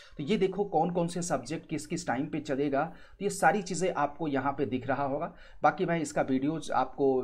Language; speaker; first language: Hindi; native; Hindi